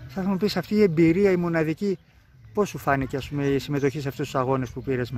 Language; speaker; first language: Greek; native; Greek